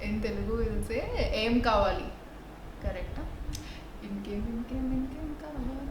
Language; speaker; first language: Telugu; non-native, learner; Tamil